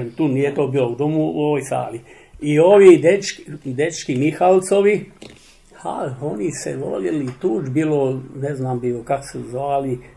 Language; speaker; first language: Serbian; non-native, local second language; Czech